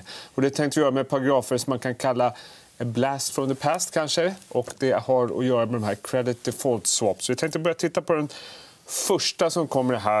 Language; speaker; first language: Swedish; native; Swedish